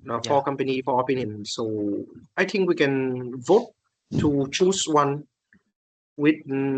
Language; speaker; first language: English; non-native, learner; Vietnamese